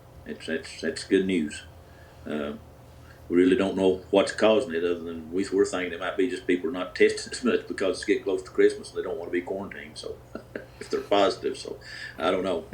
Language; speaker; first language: English; native; English